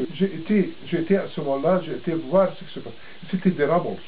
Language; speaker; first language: French; non-native, local second language; Arabic